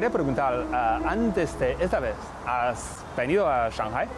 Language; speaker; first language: Spanish; non-native, learner; Chinese